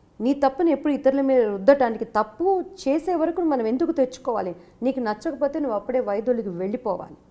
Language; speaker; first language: Telugu; native; Telugu